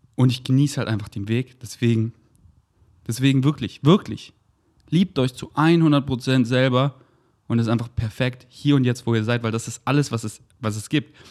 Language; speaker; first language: German; native; German